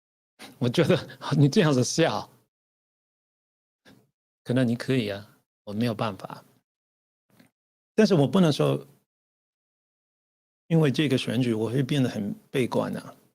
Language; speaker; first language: Chinese; non-native, learner; English